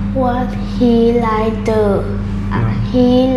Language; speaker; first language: English; non-native, learner; Vietnamese